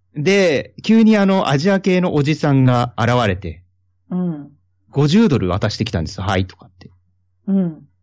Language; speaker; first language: Japanese; native; Japanese